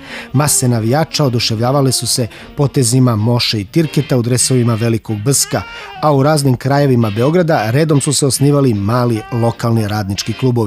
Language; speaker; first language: Serbian; native; Serbian